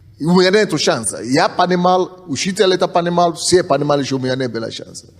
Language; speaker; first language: Russian; non-native, fluent; Yoruba